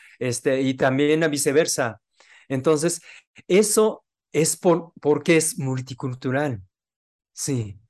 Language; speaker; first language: Spanish; non-native, fluent; Japanese